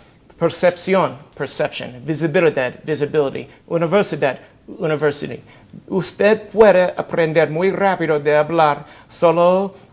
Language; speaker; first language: Spanish; non-native, fluent; English